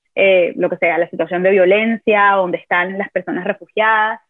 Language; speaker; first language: Spanish; native; Spanish